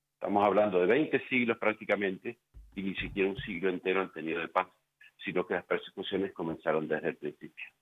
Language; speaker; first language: Spanish; native; Spanish